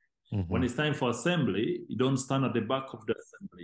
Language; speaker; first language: English; non-native, local second language; Acoli